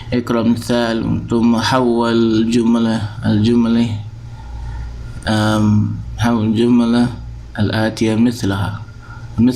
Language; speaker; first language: Arabic; non-native, fluent; English